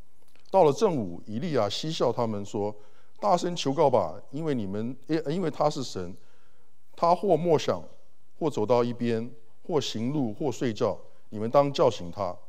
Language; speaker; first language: Chinese; early bilingual, heritage; Chinese